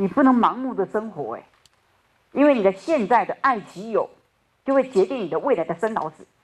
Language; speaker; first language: Chinese; native; Chinese